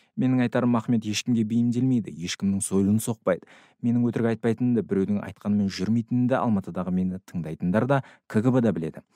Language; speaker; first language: Kazakh; native; Kazakh